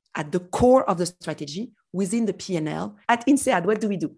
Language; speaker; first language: English; non-native, fluent; French